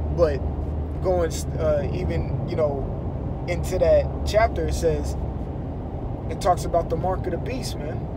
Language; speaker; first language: English; native; English